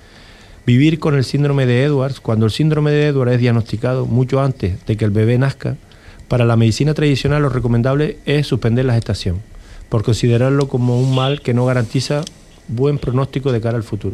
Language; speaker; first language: Spanish; native; Spanish